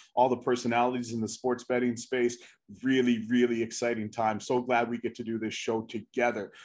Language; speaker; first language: English; native; English